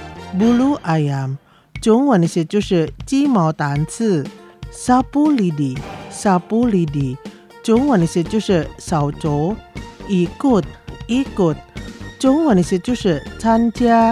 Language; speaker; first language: Chinese; non-native, fluent; Indonesian